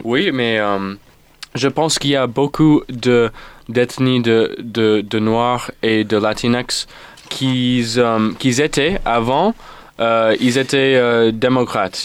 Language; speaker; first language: French; non-native, fluent; English